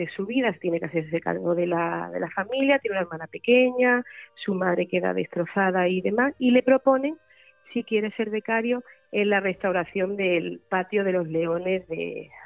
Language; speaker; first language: Spanish; native; Spanish